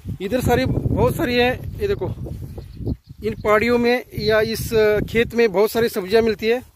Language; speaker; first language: Hindi; non-native, local second language; Marathi